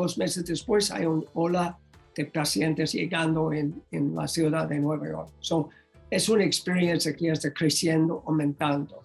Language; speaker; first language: Spanish; non-native, learner; English